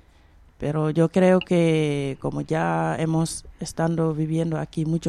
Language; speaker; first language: Spanish; non-native, fluent; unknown